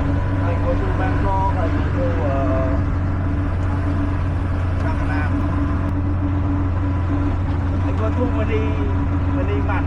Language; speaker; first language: English; non-native, learner; Khmer